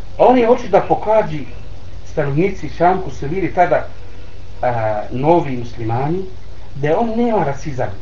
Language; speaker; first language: Bosnian; non-native, learner; Arabic